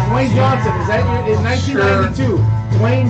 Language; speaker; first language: English; native; English